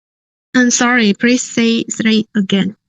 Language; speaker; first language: English; non-native, learner; Thai